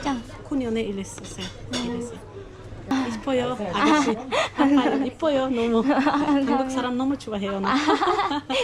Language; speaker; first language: Korean; non-native, learner; Uzbek